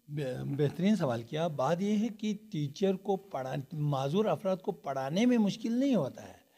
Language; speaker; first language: Urdu; non-native, local second language; Balti